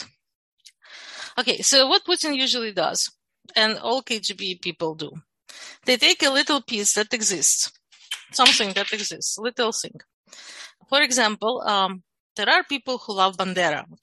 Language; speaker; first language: English; non-native, fluent; Russian